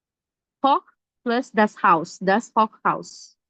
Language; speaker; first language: German; non-native, learner; Indonesian